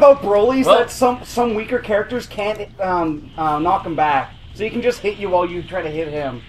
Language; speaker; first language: English; native; English